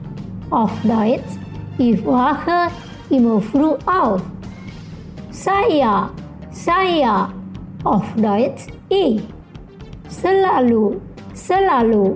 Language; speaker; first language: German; non-native, fluent; Indonesian